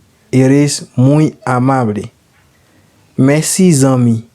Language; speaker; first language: Spanish; non-native, learner; Haitian Creole